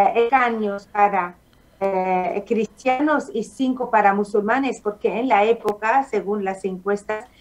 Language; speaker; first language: Spanish; non-native, fluent; Arabic